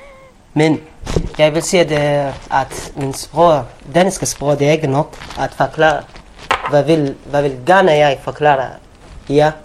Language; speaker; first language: Danish; non-native, learner; Arabic